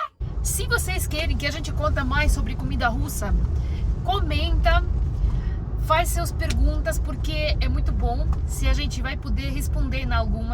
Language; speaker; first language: Portuguese; non-native, learner; Russian